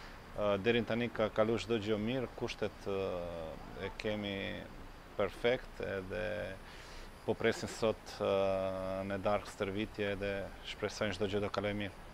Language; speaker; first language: Albanian; non-native, fluent; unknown